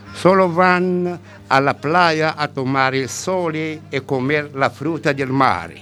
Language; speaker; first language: Spanish; non-native, learner; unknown